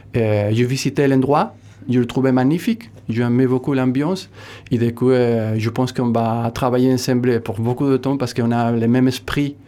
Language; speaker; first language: French; non-native, fluent; Spanish